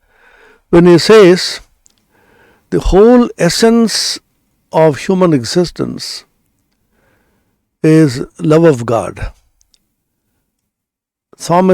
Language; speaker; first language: English; non-native, local second language; Bangla